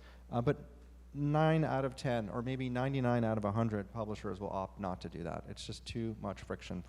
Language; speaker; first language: English; native; English